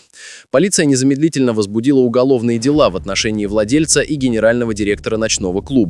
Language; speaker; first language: Russian; native; Russian